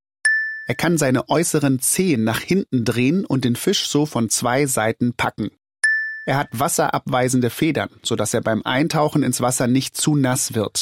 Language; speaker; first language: German; native; German